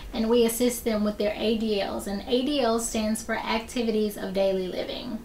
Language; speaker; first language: English; native; English